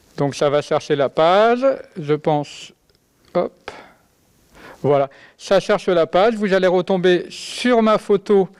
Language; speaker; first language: French; native; French